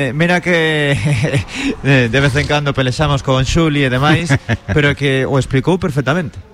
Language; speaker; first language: Galician; native; Galician